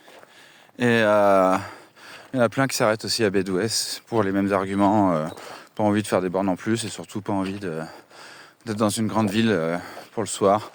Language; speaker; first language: French; native; French